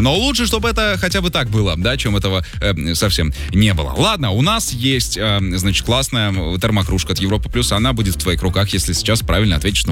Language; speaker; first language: Russian; native; Russian